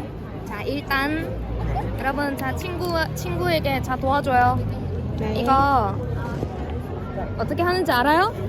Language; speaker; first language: Korean; non-native, learner; Mongolian